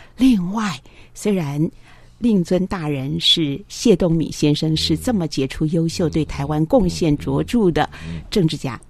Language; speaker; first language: Chinese; native; Chinese